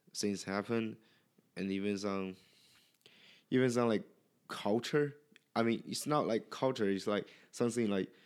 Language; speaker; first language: English; non-native, learner; Chinese